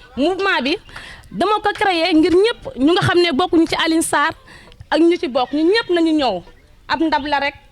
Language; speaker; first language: Wolof; native; Wolof